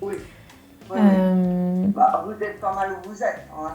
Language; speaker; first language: French; native; French